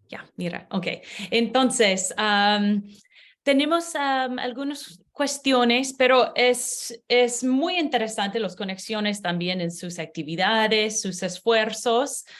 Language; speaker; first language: Spanish; non-native, learner; English